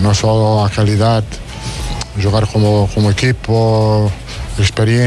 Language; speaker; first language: Portuguese; non-native, fluent; Italian